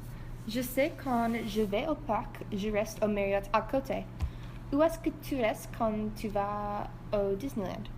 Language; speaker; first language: French; non-native, learner; English